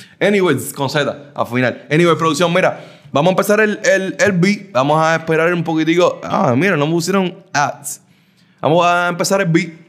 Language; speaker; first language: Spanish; early bilingual, heritage; Spanish